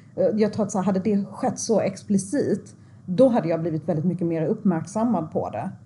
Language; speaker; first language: Swedish; early bilingual, other home language; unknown